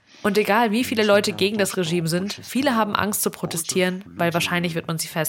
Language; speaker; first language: German; early bilingual, other home language; Russian